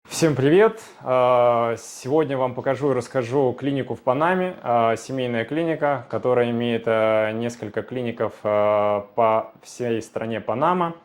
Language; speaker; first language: Russian; native; Russian